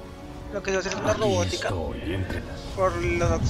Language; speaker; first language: Spanish; native; Spanish